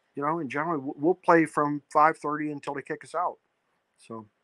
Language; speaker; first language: English; native; English